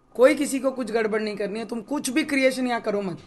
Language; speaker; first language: Hindi; non-native, local second language; Marathi